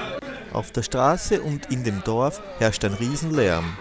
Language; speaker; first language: German; native; German